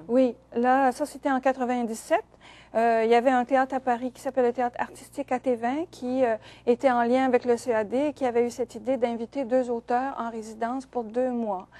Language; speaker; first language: French; native; French